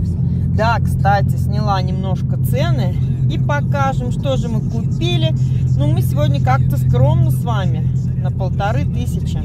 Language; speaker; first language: Russian; native; Russian